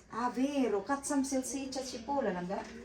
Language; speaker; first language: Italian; non-native, learner; Cebuano